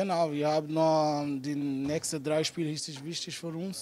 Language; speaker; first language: German; non-native, learner; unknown